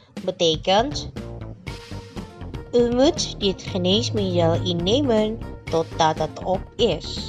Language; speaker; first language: Dutch; non-native, fluent; Indonesian